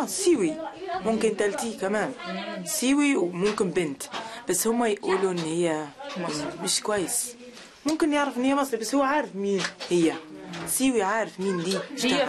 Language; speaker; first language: Arabic; non-native, local second language; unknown